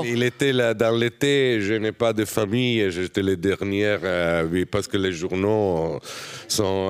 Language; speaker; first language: French; non-native, fluent; Italian